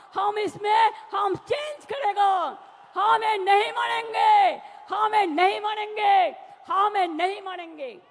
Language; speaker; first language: Hindi; non-native, local second language; Bangla